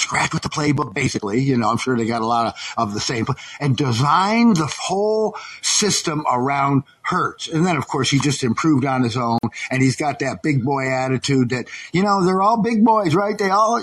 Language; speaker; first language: English; native; English